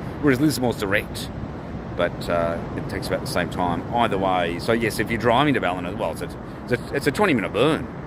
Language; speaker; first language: English; native; English